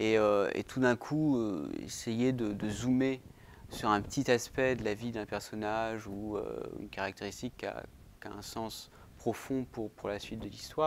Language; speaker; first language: French; native; French